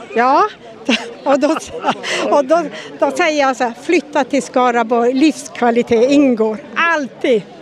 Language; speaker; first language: Swedish; native; Swedish